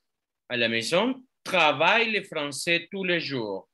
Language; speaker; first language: French; non-native, fluent; Spanish